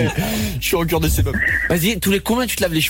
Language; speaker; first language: French; native; French